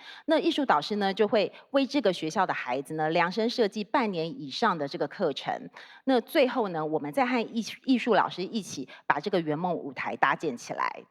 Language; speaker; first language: Chinese; native; Chinese